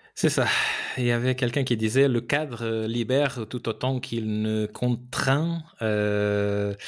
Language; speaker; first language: French; non-native, fluent; Portuguese